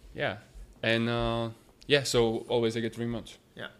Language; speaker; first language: English; non-native, fluent; Slovak